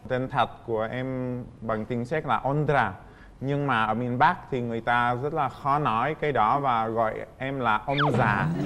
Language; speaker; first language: Vietnamese; non-native, fluent; Czech